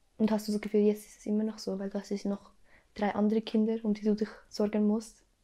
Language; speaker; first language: German; early bilingual, other home language; Arabic